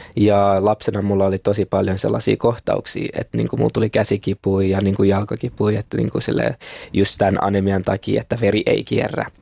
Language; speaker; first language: Finnish; early bilingual, other home language; Kinyarwanda